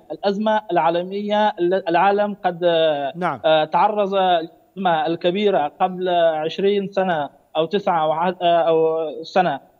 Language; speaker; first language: Arabic; non-native, fluent; Urdu